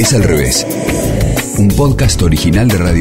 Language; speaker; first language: Spanish; native; Spanish